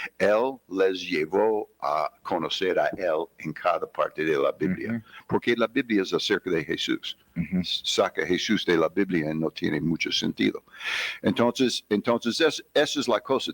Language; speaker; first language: Spanish; non-native, fluent; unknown